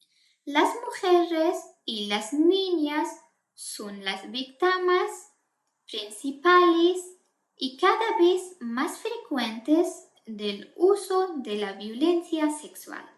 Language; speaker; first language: Spanish; non-native, fluent; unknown